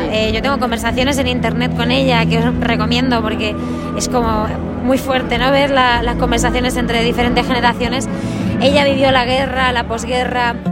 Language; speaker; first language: Spanish; native; Spanish